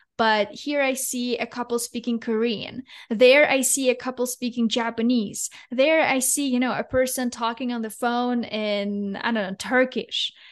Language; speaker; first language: English; non-native, fluent; Russian